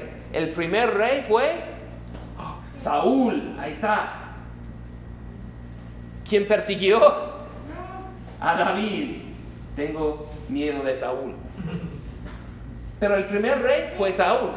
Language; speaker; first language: Spanish; non-native, fluent; English